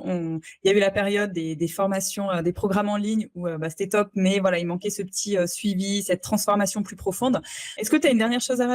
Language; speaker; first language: French; native; French